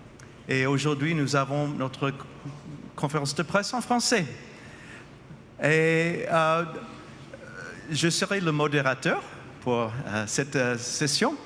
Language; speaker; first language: French; non-native, fluent; English